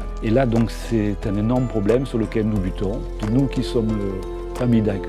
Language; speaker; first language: French; native; French